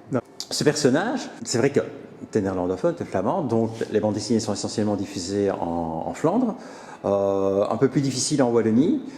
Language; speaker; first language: French; native; French